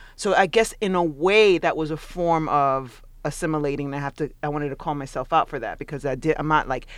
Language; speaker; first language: English; early bilingual, other home language; Spanish